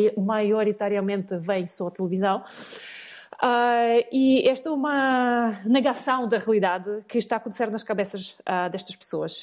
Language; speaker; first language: Portuguese; non-native, fluent; Russian